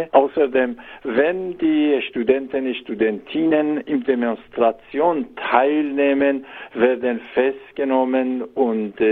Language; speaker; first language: German; non-native, learner; Persian